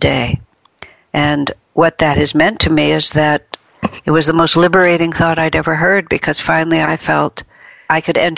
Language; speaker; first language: English; native; English